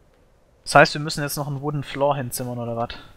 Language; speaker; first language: German; native; German